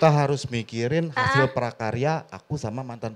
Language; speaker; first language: Indonesian; native; Indonesian